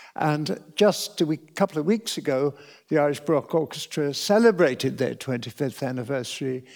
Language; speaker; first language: English; native; English